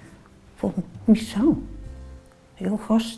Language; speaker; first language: Portuguese; non-native, learner; Dutch